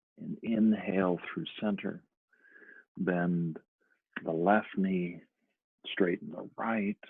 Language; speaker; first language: English; native; English